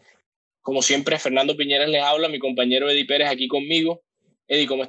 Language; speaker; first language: Spanish; native; Spanish